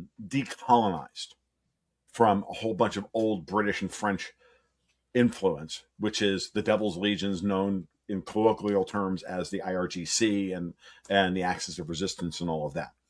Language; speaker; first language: English; native; English